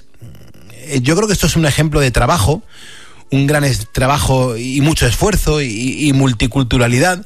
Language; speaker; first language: Spanish; native; Spanish